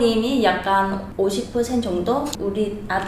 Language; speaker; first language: Korean; non-native, learner; Vietnamese